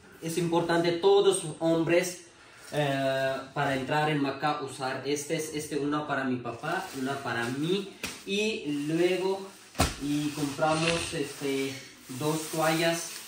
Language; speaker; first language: Spanish; non-native, learner; Urdu